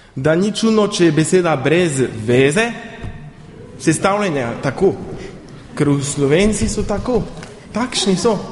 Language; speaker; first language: Slovenian; early bilingual, heritage; Slovenian